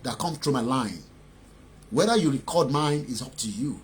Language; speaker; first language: English; non-native, local second language; Yoruba